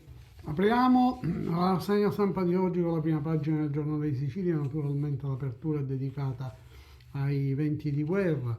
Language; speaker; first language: Italian; native; Italian